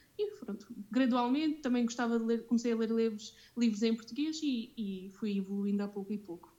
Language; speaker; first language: Portuguese; early bilingual, other home language; Romanian